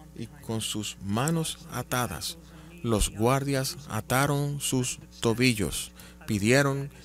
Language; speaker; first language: Spanish; non-native, fluent; Malayalam